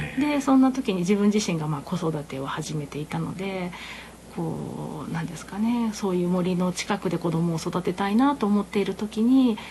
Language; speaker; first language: Japanese; native; Japanese